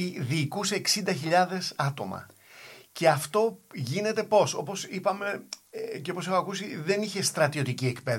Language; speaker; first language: Greek; native; Greek